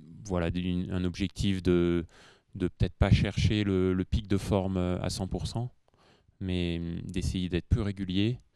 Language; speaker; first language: French; native; French